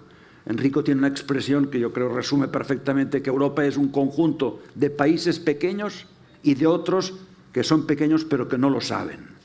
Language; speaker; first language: Spanish; native; Spanish